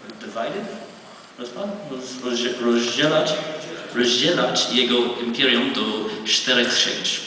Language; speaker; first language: Polish; non-native, learner; Hebrew